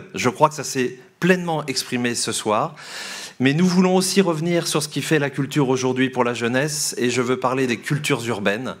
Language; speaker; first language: French; native; French